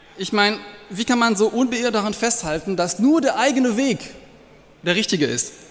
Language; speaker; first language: German; non-native, fluent; French